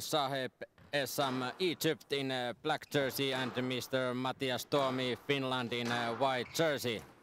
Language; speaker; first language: English; non-native, fluent; Finnish